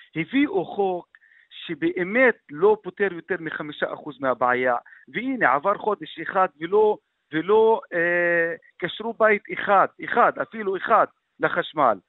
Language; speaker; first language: Hebrew; non-native, local second language; Arabic